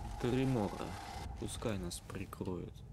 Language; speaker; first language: Russian; native; Russian